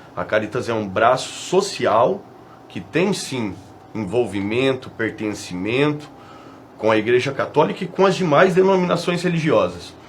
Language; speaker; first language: Portuguese; native; Portuguese